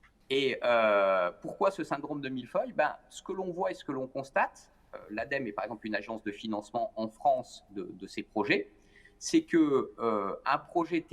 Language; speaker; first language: French; native; French